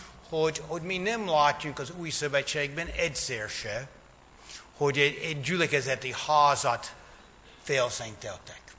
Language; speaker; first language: Hungarian; non-native, fluent; English